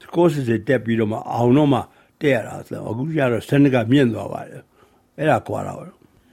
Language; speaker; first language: Burmese; native; Burmese